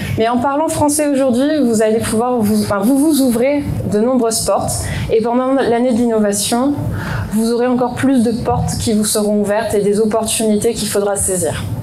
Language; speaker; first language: French; native; French